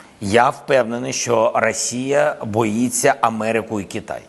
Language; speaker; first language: Ukrainian; non-native, local second language; Russian